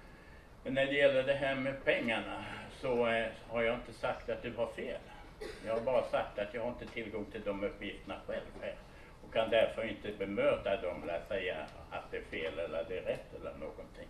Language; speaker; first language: Swedish; native; Swedish